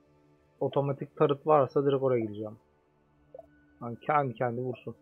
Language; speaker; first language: Turkish; native; Turkish